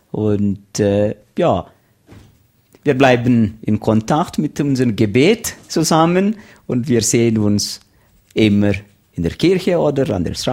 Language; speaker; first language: German; non-native, learner; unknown